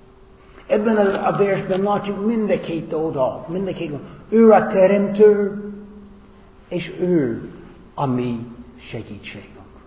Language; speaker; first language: Hungarian; non-native, fluent; English